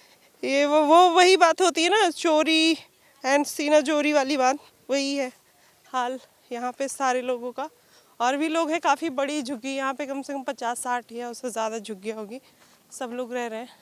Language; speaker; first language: Hindi; native; Hindi